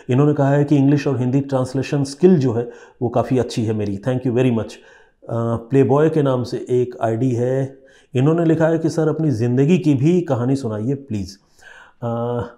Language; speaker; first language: Hindi; non-native, local second language; Bangla